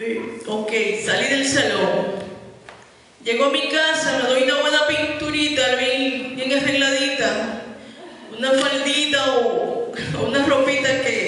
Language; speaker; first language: Spanish; native; Spanish